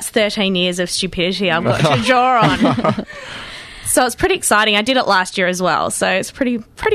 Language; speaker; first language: English; native; English